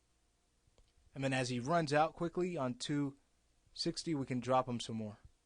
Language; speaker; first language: English; native; English